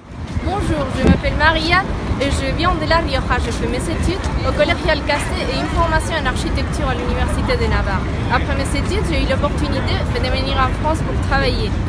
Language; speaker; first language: French; non-native, fluent; Spanish